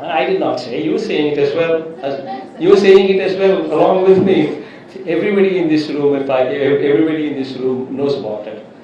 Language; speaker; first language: English; non-native, local second language; Telugu